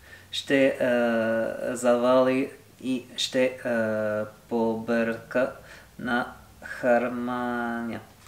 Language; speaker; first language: Bulgarian; non-native, learner; French